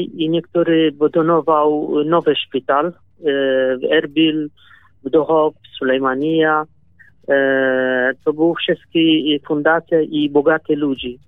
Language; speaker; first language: Polish; non-native, learner; Kurdish